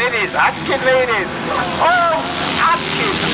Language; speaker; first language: English; native; English